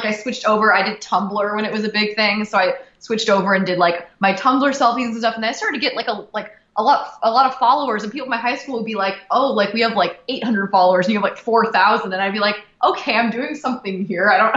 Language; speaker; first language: English; native; English